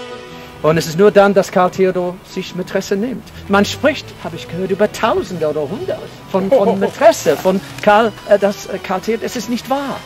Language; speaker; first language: German; non-native, fluent; English